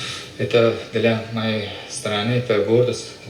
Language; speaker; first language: Russian; non-native, local second language; Uzbek